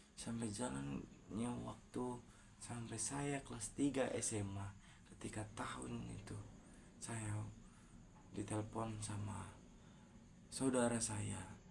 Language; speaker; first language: Indonesian; native; Indonesian